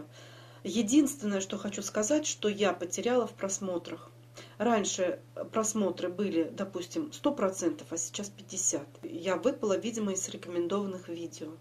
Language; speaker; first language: Russian; native; Russian